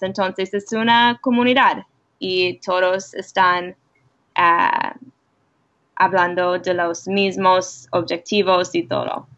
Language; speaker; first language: Spanish; non-native, learner; English